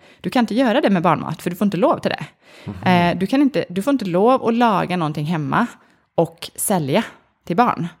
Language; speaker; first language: Swedish; native; Swedish